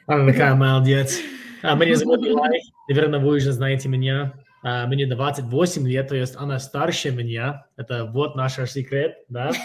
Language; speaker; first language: Russian; non-native, fluent; English